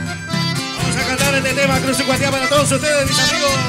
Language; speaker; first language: Spanish; native; Spanish